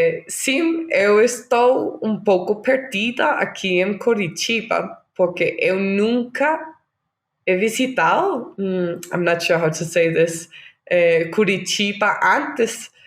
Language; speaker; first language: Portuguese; non-native, learner; Danish